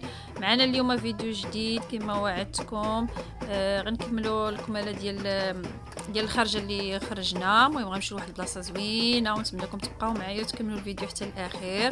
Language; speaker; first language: Arabic; native; Arabic